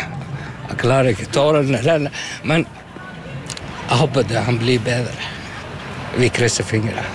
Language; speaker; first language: Norwegian; non-native, learner; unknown